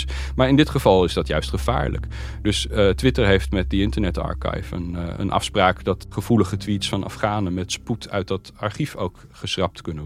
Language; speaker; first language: Dutch; native; Dutch